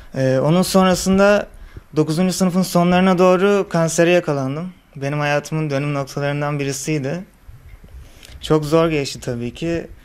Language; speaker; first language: Turkish; native; Turkish